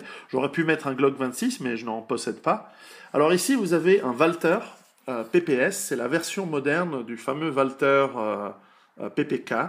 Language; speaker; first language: French; native; French